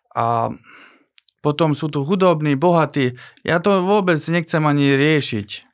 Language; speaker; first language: Slovak; non-native, local second language; Hungarian